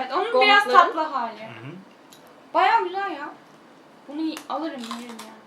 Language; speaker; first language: Turkish; native; Turkish